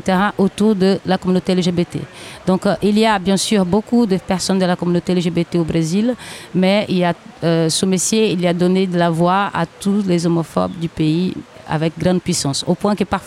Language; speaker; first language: French; non-native, fluent; Portuguese